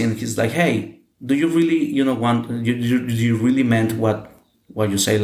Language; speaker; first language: English; non-native, fluent; Spanish